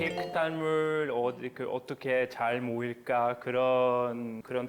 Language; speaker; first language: Korean; non-native, fluent; Norwegian